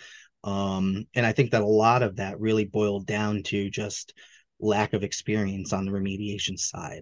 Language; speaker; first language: English; native; English